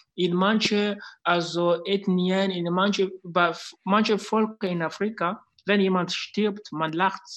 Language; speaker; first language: German; non-native, fluent; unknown